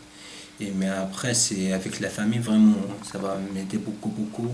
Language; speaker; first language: French; non-native, learner; Arabic